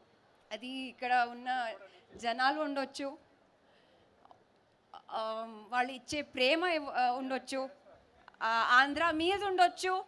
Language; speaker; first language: Telugu; non-native, learner; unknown